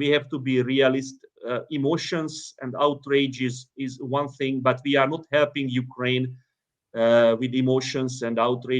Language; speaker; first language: English; non-native, fluent; Hungarian